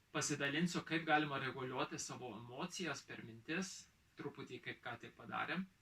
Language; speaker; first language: Lithuanian; early bilingual, heritage; Lithuanian